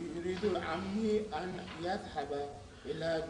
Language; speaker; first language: Arabic; non-native, learner; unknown